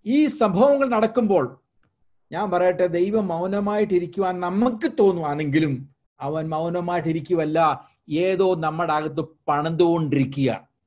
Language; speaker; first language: Malayalam; early bilingual, heritage; Malayalam